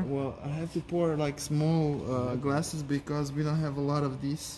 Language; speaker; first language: English; non-native, fluent; Serbian